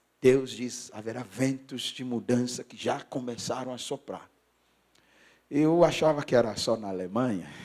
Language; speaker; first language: Portuguese; non-native, fluent; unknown